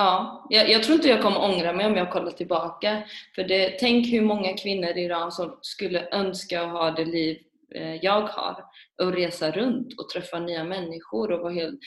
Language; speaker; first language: Swedish; early bilingual, other home language; Persian